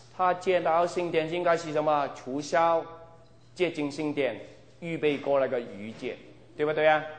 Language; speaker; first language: Chinese; non-native, local second language; Cantonese